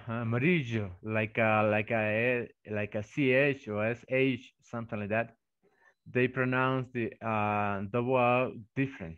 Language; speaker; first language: English; non-native, fluent; Spanish